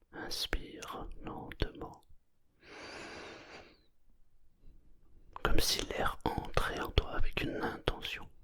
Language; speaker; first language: French; native; French